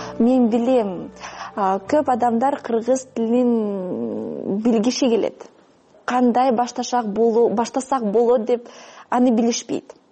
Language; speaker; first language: Kyrgyz; non-native, fluent; Russian